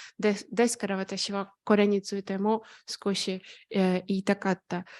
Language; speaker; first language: Japanese; non-native, fluent; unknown